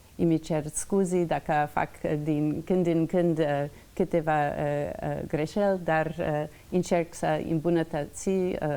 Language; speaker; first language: Romanian; non-native, learner; English